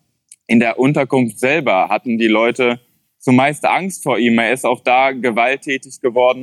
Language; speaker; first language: German; native; German